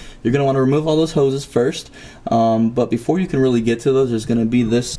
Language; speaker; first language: English; native; English